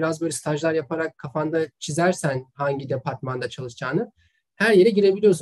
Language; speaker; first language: Turkish; native; Turkish